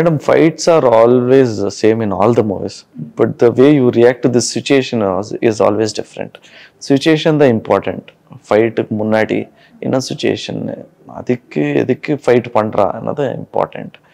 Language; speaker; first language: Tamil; non-native, learner; Kannada